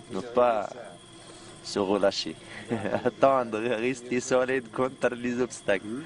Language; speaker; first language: French; non-native, learner; Arabic